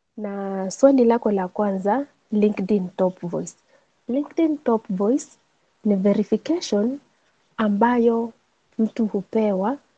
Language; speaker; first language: Swahili; non-native, local second language; Gusii